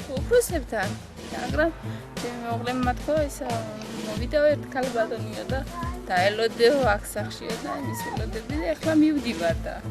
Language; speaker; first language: Georgian; non-native, local second language; Mingrelian